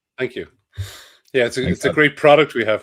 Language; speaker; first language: English; native; English